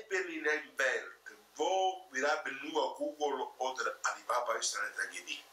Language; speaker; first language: German; non-native, fluent; Italian